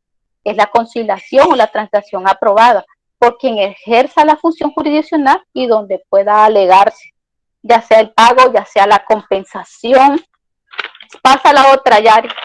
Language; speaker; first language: Spanish; native; Spanish